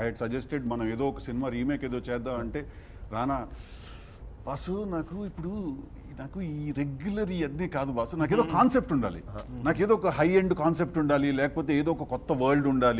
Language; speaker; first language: Telugu; native; Telugu